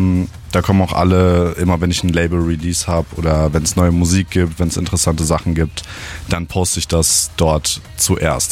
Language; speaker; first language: German; native; German